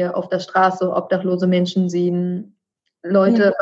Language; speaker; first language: German; native; German